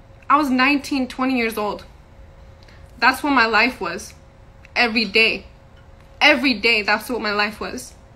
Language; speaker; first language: English; early bilingual, other home language; Punjabi